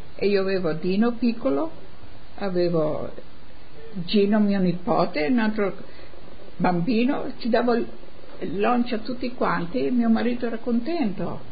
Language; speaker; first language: Italian; non-native, local second language; Friulian